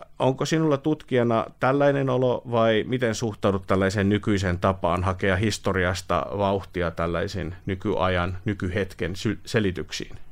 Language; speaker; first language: Finnish; native; Finnish